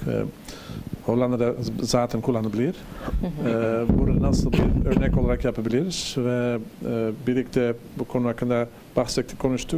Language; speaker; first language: Turkish; non-native, learner; Dutch